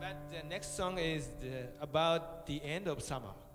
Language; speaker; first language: English; non-native, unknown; Japanese